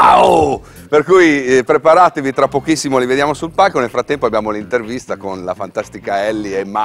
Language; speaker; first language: Italian; native; Italian